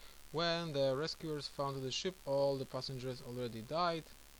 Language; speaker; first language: English; non-native, fluent; Polish